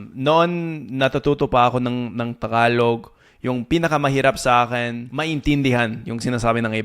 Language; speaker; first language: Filipino; non-native, fluent; English